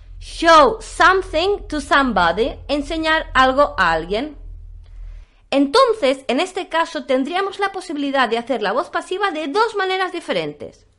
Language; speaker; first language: Spanish; native; Spanish